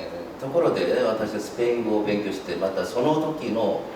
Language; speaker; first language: Japanese; non-native, fluent; Korean